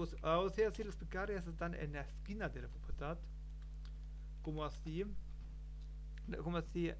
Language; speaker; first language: Spanish; non-native, learner; German